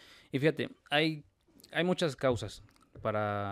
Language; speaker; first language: Spanish; native; Spanish